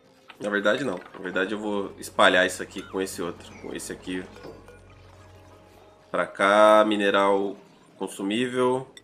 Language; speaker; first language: Portuguese; native; Portuguese